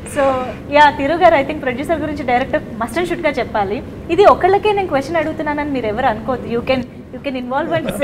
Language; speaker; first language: Telugu; native; Telugu